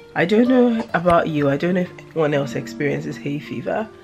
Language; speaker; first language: English; non-native, local second language; Yoruba